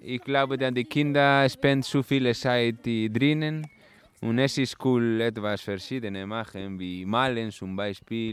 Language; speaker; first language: German; non-native, learner; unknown